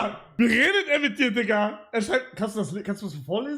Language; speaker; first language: German; native; German